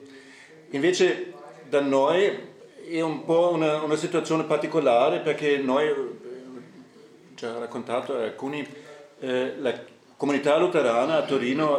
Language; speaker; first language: Italian; non-native, fluent; German